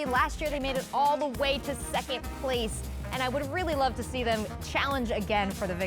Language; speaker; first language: English; native; English